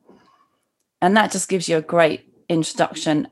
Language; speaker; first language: English; native; English